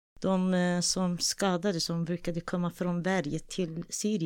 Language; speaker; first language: Swedish; non-native, fluent; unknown